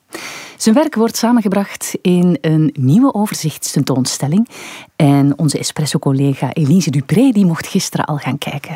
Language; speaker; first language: Dutch; native; Dutch